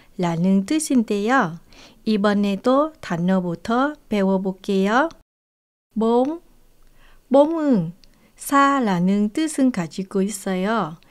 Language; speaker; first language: Korean; non-native, fluent; Vietnamese